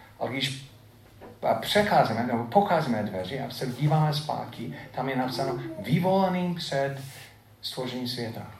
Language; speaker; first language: Czech; non-native, fluent; English